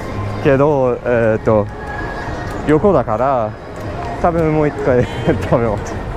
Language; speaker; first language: Japanese; non-native, learner; English